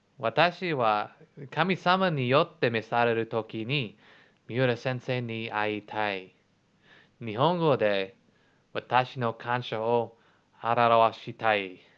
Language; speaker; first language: Japanese; non-native, learner; English